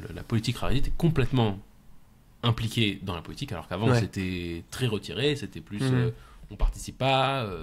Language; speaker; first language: French; native; French